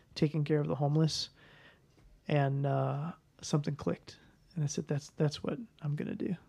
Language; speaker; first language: English; native; English